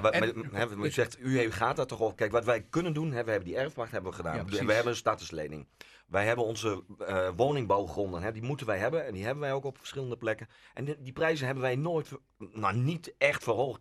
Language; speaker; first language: Dutch; native; Dutch